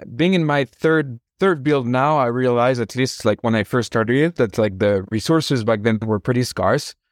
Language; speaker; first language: English; non-native, fluent; French